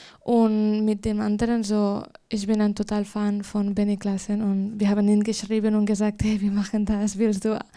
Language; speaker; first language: German; non-native, fluent; Spanish